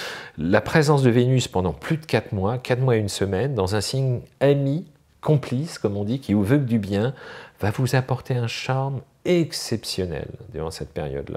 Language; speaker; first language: French; native; French